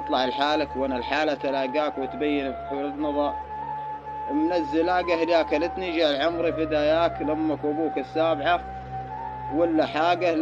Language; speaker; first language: Arabic; native; Arabic